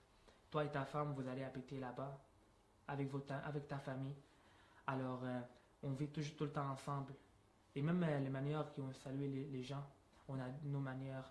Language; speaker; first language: French; non-native, fluent; Arabic